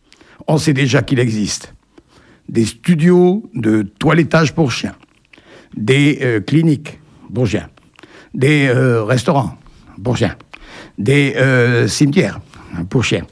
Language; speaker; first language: French; native; French